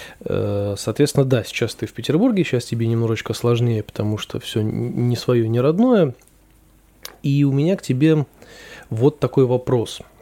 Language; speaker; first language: Russian; native; Russian